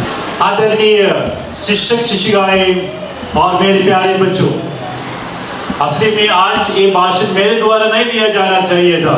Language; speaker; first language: Hindi; non-native, local second language; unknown